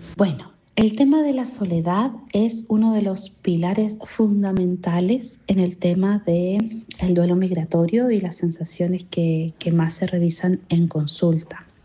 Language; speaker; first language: Spanish; native; Spanish